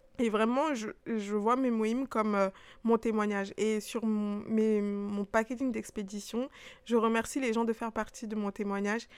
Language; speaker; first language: French; early bilingual, other home language; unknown